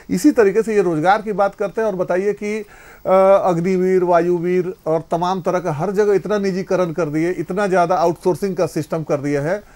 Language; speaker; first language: Hindi; native; Hindi